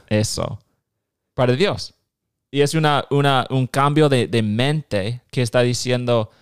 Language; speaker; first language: Spanish; non-native, fluent; English